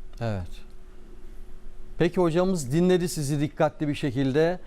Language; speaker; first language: Turkish; native; Turkish